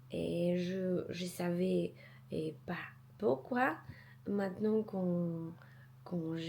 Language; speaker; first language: French; non-native, learner; Polish